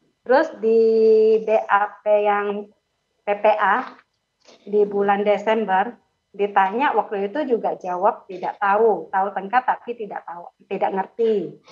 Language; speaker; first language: Indonesian; native; Indonesian